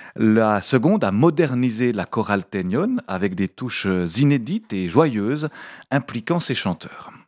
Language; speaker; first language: French; native; French